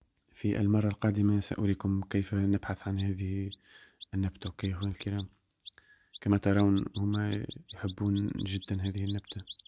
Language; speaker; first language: Arabic; early bilingual, heritage; Arabic